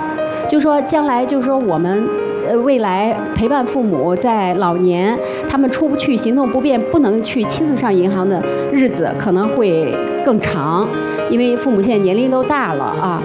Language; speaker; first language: Chinese; native; Chinese